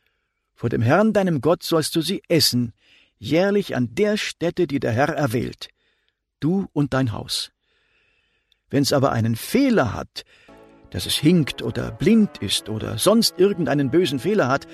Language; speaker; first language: German; native; German